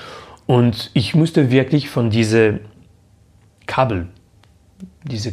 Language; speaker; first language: German; non-native, fluent; French